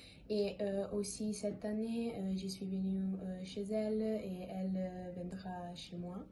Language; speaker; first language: French; non-native, learner; Italian